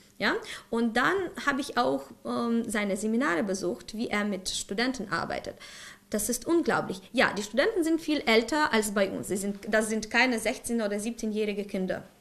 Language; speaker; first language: German; non-native, fluent; Ukrainian